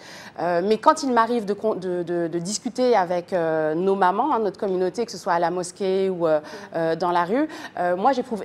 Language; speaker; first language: French; native; French